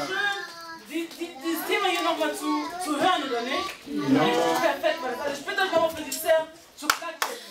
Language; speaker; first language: German; early bilingual, heritage; German